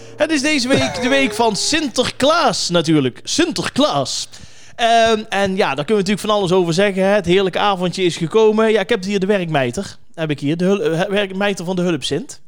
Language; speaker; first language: Dutch; native; Dutch